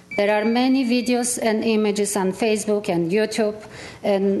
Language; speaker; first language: English; non-native, fluent; Armenian